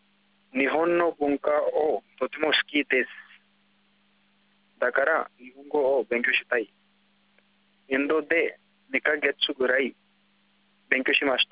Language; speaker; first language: Japanese; non-native, learner; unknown